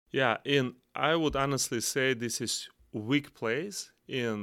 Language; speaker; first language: English; non-native, learner; Kazakh